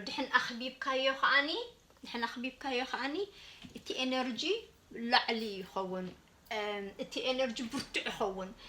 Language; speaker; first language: Tigrinya; early bilingual, heritage; Tigrinya